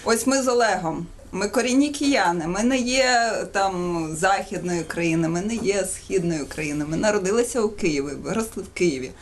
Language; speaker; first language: Ukrainian; native; Ukrainian